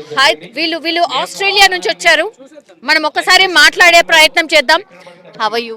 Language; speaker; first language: Telugu; native; Telugu